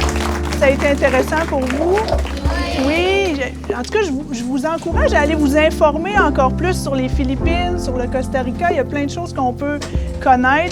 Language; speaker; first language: French; native; French